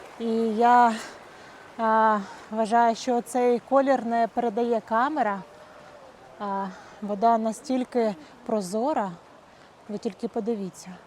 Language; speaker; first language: Ukrainian; non-native, local second language; Russian